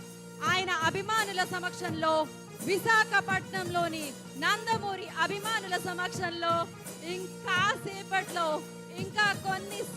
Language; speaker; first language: Telugu; native; Telugu